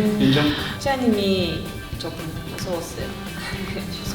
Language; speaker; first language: Korean; non-native, learner; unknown